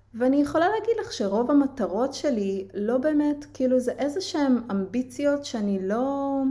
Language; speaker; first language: Hebrew; native; Hebrew